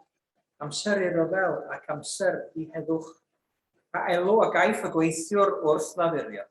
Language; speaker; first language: Welsh; native; Welsh